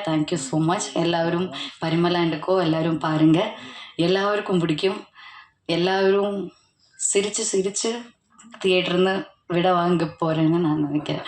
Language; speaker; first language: Tamil; non-native, learner; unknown